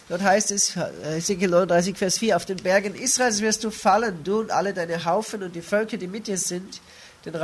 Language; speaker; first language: German; native; German